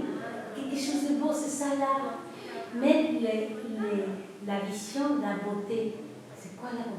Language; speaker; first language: French; non-native, fluent; Spanish